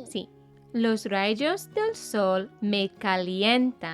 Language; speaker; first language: Spanish; non-native, fluent; English